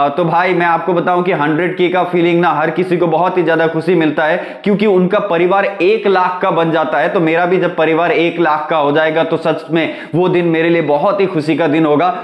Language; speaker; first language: Hindi; non-native, local second language; Nepali